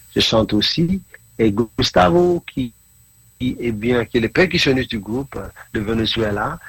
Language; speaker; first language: French; non-native, local second language; Mandingo